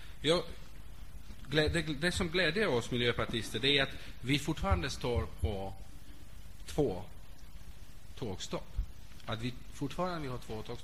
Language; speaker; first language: Swedish; non-native, fluent; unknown